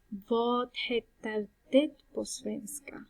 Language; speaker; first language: Swedish; non-native, fluent; Persian